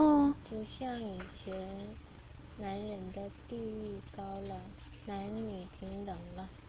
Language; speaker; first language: Chinese; non-native, learner; Korean